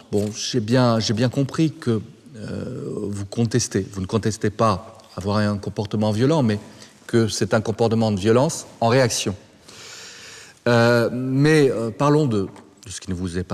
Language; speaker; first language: French; native; French